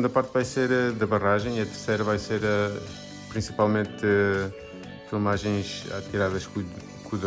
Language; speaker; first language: Portuguese; non-native, fluent; English